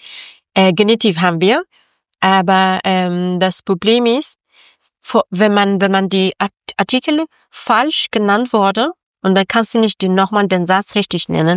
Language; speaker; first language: German; non-native, learner; Persian